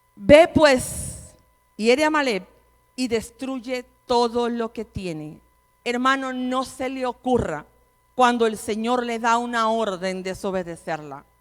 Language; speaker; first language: Spanish; native; Spanish